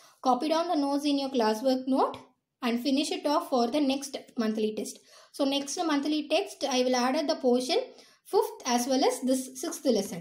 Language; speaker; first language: English; non-native, local second language; Tamil